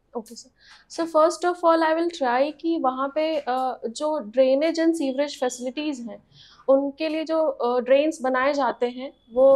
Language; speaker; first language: Hindi; native; Hindi